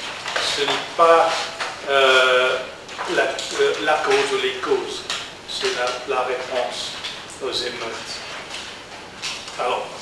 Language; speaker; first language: French; non-native, learner; English